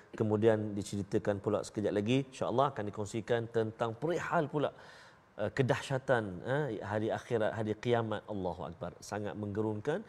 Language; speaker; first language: Malay; native; Malay